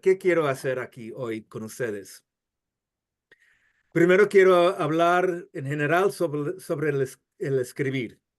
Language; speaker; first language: Spanish; non-native, fluent; English